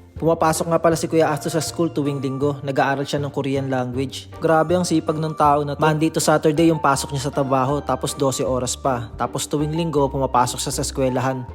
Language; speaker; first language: Filipino; native; Filipino